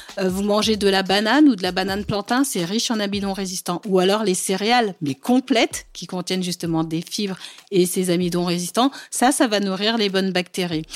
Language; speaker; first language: French; early bilingual, other home language; Bambara